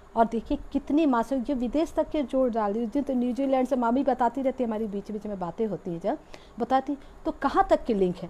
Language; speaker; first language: Hindi; native; Hindi